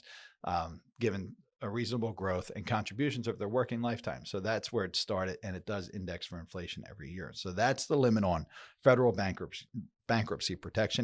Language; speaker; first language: English; native; English